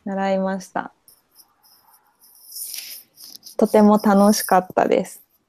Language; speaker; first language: Japanese; non-native, fluent; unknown